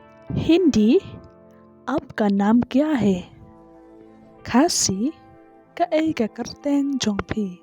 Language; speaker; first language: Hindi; non-native, local second language; Khasi